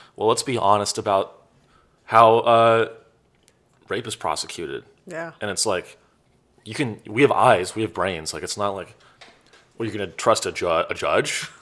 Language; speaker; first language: English; native; English